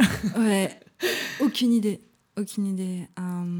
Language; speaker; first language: French; native; French